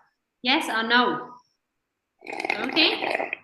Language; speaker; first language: English; non-native, fluent; Vietnamese